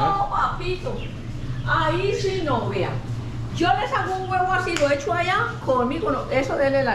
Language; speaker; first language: Spanish; native; Spanish